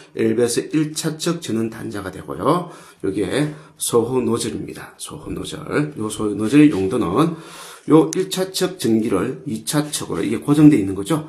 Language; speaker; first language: Korean; native; Korean